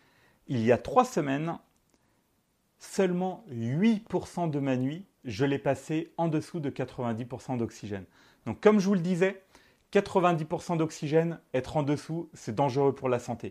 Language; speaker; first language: French; native; French